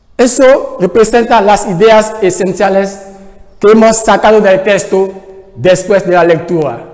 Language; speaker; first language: Spanish; non-native, fluent; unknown